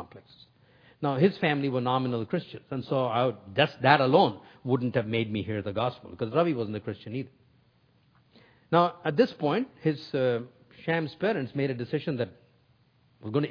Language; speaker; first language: English; non-native, local second language; Tamil